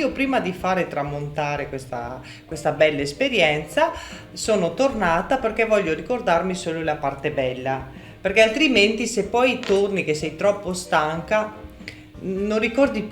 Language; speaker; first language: Italian; native; Italian